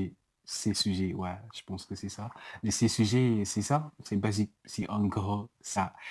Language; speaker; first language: French; non-native, learner; English